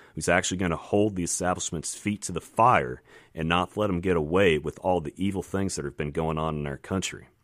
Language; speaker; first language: English; native; English